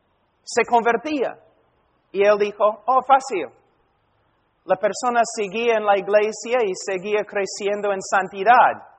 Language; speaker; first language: Spanish; non-native, fluent; English